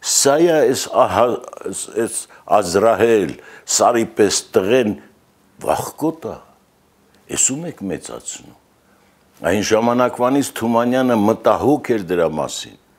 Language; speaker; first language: Armenian; native; Armenian